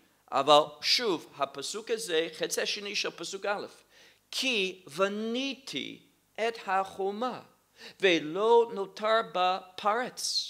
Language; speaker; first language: Hebrew; non-native, fluent; English